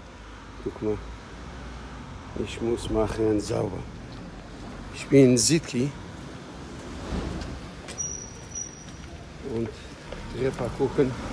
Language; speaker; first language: German; non-native, learner; Turkish